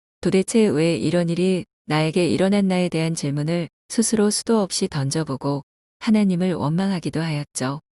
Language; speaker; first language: Korean; non-native, fluent; Chinese